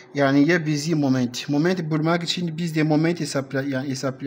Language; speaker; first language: Turkish; non-native, learner; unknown